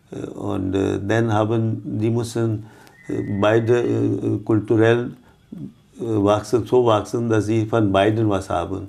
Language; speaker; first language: German; non-native, fluent; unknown